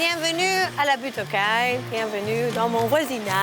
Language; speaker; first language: French; non-native, fluent; English